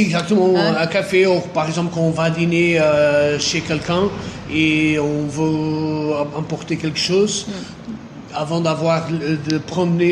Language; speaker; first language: French; non-native, fluent; Portuguese